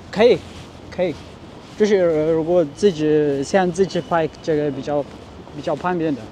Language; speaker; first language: Chinese; non-native, fluent; Amharic